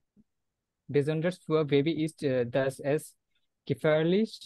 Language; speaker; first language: German; non-native, learner; Bangla